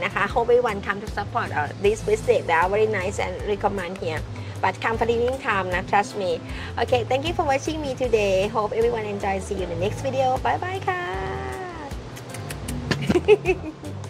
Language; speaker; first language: English; non-native, learner; Thai